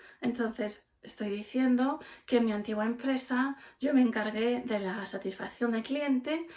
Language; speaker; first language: Spanish; non-native, fluent; English